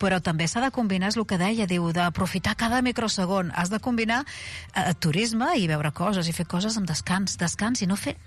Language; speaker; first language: Catalan; native; Catalan